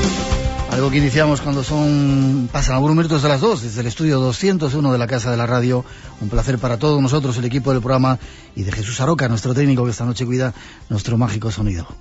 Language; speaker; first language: Spanish; native; Spanish